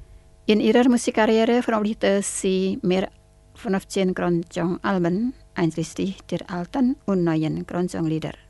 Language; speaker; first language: German; non-native, fluent; Indonesian